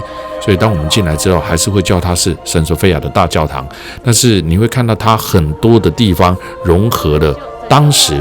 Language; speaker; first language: Chinese; native; Chinese